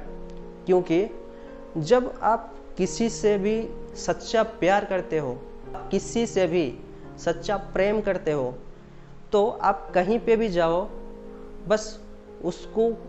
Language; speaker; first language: Hindi; non-native, local second language; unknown